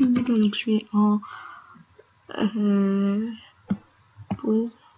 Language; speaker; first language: French; native; French